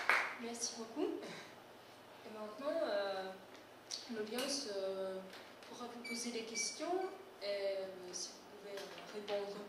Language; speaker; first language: French; non-native, fluent; Czech